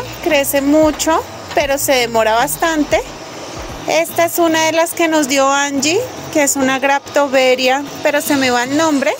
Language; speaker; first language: Spanish; native; Spanish